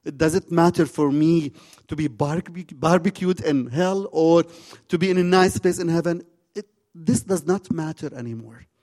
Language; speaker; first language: English; non-native, fluent; Arabic